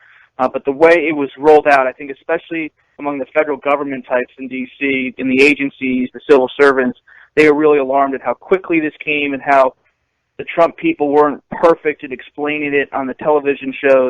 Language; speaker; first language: English; native; English